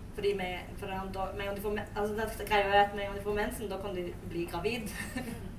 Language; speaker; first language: Norwegian; early bilingual, other home language; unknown